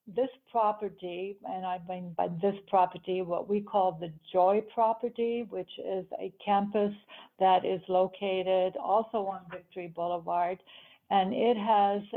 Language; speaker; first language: English; early bilingual, other home language; German